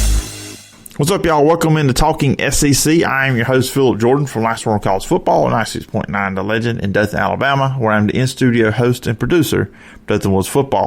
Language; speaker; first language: English; native; English